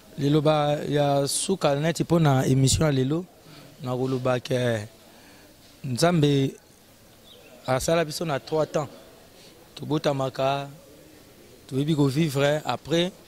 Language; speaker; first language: Lingala; native; Lingala